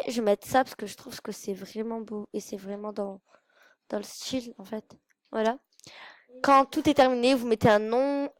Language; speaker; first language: French; native; French